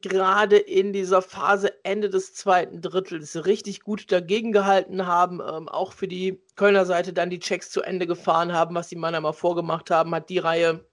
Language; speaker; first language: German; native; German